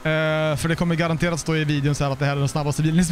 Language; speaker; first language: Swedish; native; Swedish